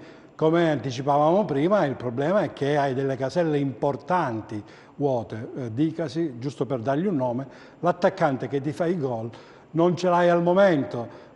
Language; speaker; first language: Italian; native; Italian